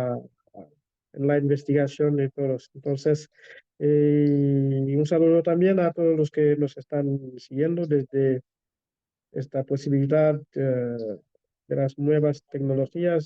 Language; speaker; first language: Spanish; non-native, fluent; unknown